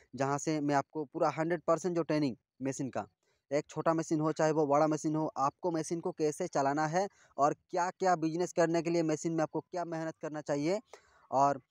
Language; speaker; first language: Hindi; non-native, local second language; Bangla